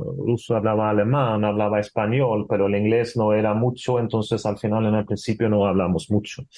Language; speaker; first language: Spanish; non-native, fluent; Swedish